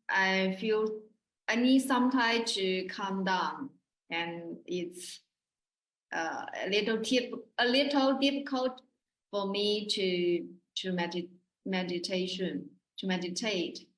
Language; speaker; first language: English; non-native, learner; Chinese